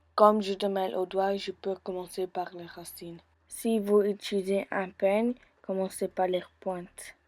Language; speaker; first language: French; non-native, fluent; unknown